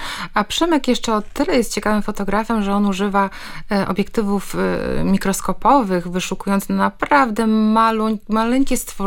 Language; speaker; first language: Polish; native; Polish